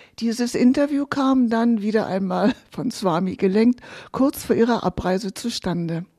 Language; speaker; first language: German; native; German